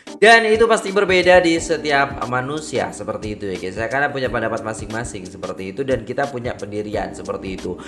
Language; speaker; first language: Indonesian; native; Indonesian